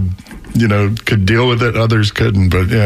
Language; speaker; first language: English; native; English